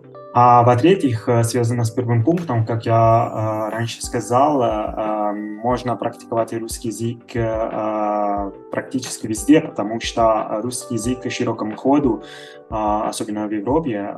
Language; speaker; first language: Russian; non-native, fluent; Italian